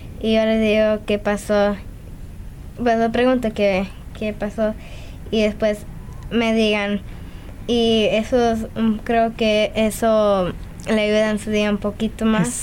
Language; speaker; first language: Spanish; early bilingual, other home language; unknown